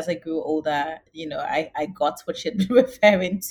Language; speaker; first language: English; non-native, local second language; Akan